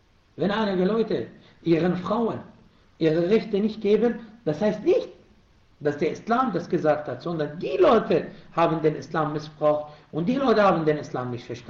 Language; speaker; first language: German; non-native, fluent; Arabic